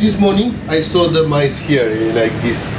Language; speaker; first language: English; non-native, learner; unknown